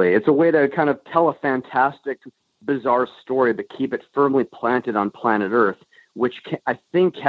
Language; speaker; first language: English; native; English